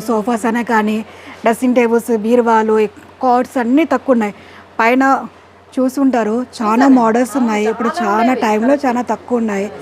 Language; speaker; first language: Telugu; non-native, local second language; Urdu